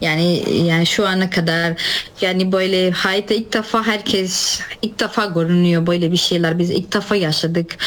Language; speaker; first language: Turkish; non-native, learner; Nepali